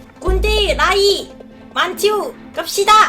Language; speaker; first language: Korean; non-native, learner; Cantonese